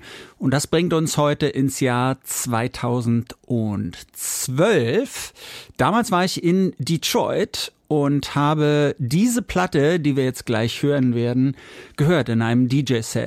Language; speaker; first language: German; native; German